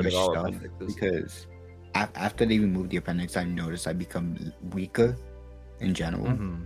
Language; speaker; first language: English; non-native, fluent; Spanish